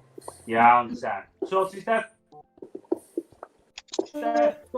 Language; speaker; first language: Welsh; native; Welsh